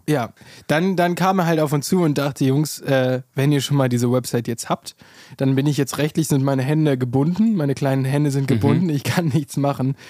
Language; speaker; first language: German; native; German